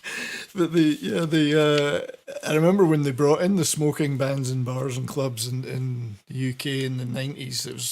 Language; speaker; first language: English; native; English